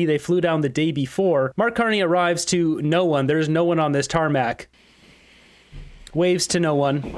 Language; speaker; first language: English; native; English